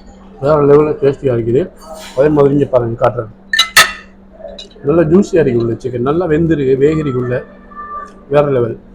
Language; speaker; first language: Tamil; native; Tamil